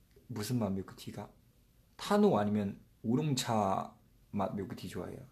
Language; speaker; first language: Korean; non-native, fluent; Chinese